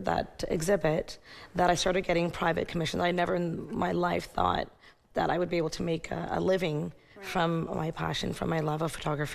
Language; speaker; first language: English; native; English